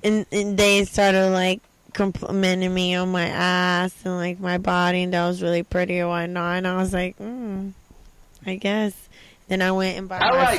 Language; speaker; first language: English; non-native, fluent; Portuguese